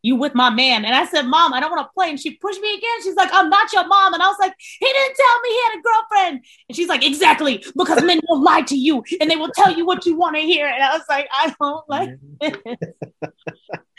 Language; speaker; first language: English; native; English